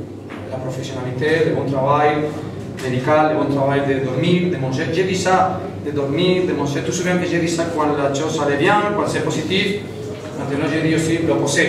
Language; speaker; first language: French; non-native, fluent; Spanish